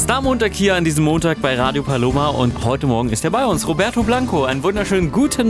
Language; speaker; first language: German; native; German